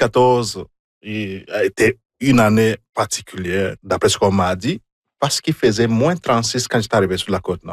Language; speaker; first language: French; non-native, fluent; Igbo